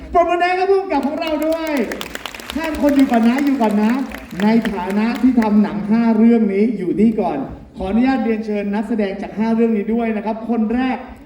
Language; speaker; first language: Thai; native; Thai